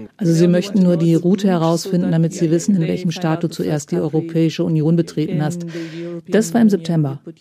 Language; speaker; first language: German; native; German